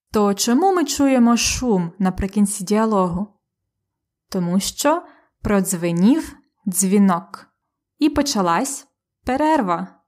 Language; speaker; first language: Ukrainian; native; Ukrainian